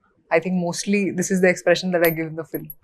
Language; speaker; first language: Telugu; non-native, fluent; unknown